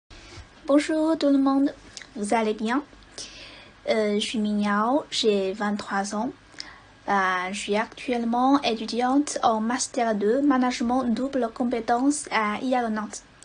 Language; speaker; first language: French; non-native, fluent; Chinese